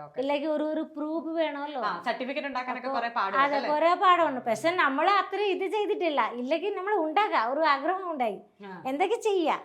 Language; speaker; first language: Malayalam; non-native, local second language; Odia